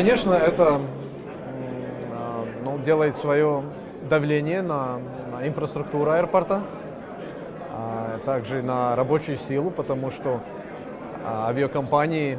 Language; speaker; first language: Russian; non-native, local second language; Latvian